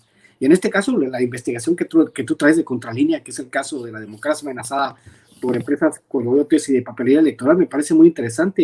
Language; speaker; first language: Spanish; native; Spanish